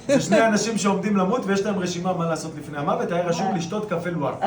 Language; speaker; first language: Hebrew; native; Hebrew